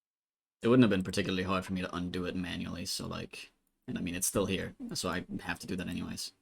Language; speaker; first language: English; native; English